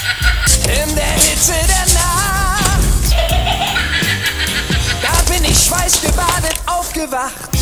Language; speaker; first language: German; native; German